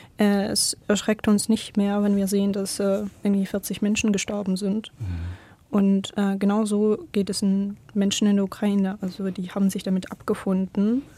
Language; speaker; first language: German; non-native, fluent; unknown